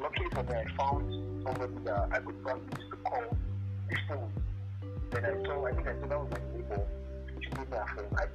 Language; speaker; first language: English; non-native, local second language; Yoruba